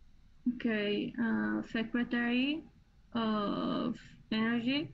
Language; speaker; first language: English; non-native, learner; Spanish